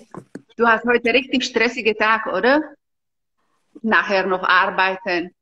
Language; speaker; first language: German; non-native, fluent; Slovak